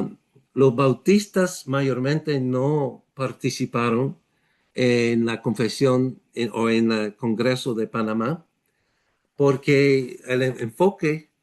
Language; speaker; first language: Spanish; non-native, fluent; English